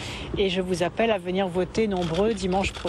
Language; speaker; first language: French; native; French